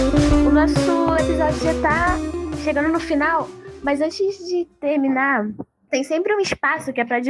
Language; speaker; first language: Portuguese; native; Portuguese